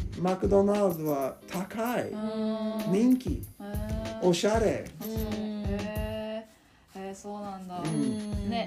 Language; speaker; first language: Japanese; non-native, learner; English